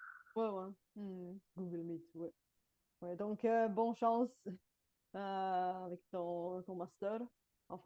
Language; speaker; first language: French; non-native, fluent; Bulgarian